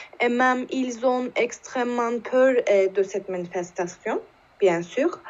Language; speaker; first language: French; non-native, learner; Turkish